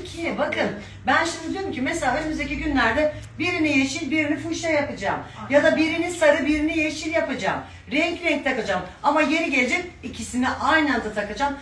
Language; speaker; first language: Turkish; native; Turkish